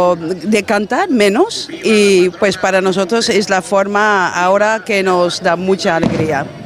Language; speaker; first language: Spanish; non-native, fluent; Dutch